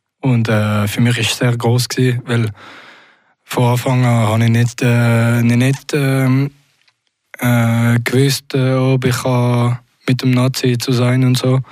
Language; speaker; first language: German; non-native, local second language; French